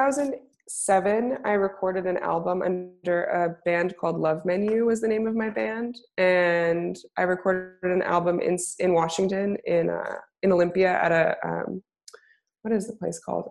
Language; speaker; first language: English; native; English